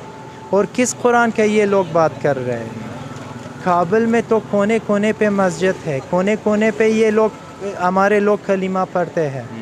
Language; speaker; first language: Hindi; non-native, learner; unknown